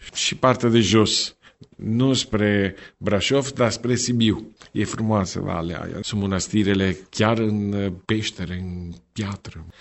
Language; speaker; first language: Romanian; non-native, fluent; Italian